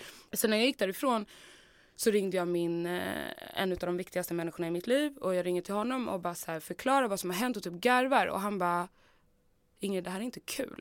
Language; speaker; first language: Swedish; native; Swedish